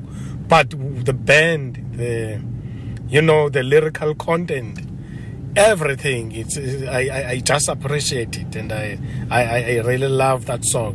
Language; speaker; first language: English; non-native, local second language; Xhosa